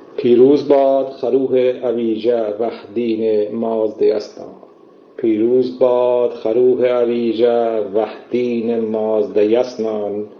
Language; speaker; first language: Persian; native; Persian